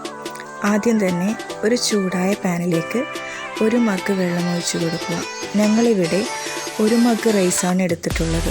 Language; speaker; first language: Malayalam; native; Malayalam